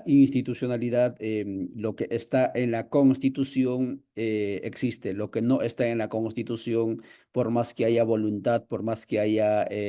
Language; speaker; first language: Spanish; native; Spanish